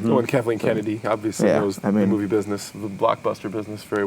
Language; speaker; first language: English; native; English